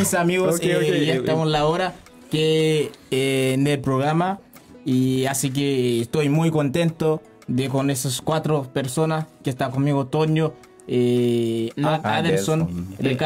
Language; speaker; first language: Spanish; non-native, learner; Haitian Creole